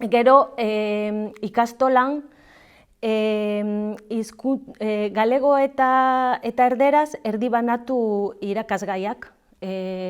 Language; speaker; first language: Basque; non-native, learner; Galician